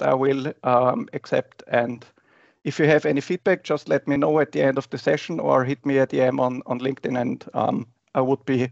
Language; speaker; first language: English; non-native, fluent; German